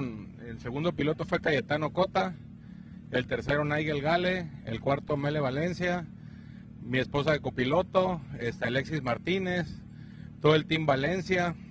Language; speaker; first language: Spanish; native; Spanish